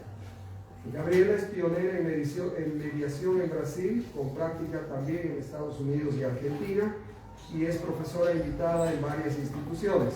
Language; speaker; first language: Spanish; native; Spanish